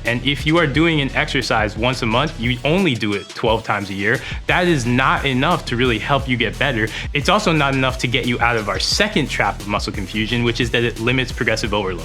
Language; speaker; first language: English; native; English